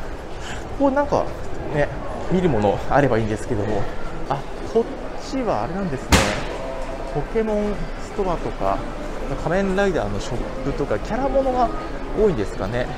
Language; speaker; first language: Japanese; native; Japanese